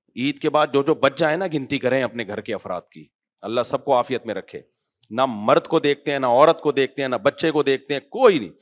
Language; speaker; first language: Urdu; native; Urdu